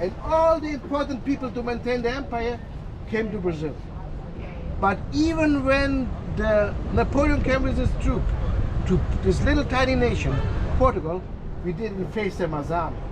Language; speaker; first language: English; non-native, fluent; Portuguese